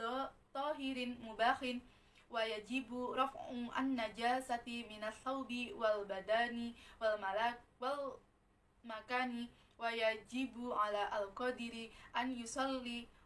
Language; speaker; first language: Arabic; non-native, learner; Indonesian